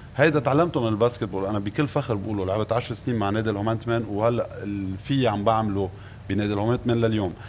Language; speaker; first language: Arabic; non-native, local second language; Armenian